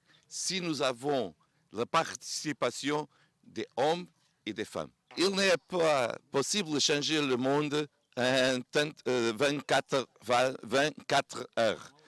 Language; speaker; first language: French; non-native, learner; Portuguese